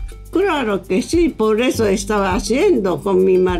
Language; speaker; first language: Spanish; non-native, learner; Japanese